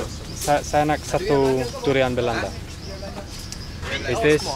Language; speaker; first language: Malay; non-native, learner; English